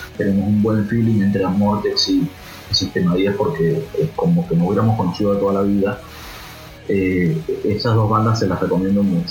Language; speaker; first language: Spanish; native; Spanish